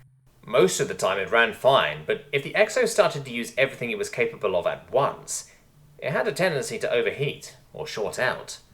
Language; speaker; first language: English; native; English